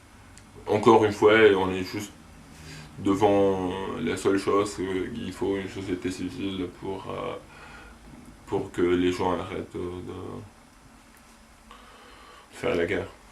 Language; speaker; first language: French; non-native, local second language; Arabic